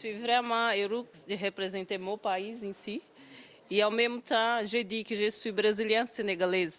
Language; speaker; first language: French; non-native, learner; Portuguese